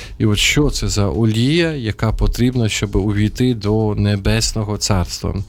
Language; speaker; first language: Ukrainian; non-native, local second language; Russian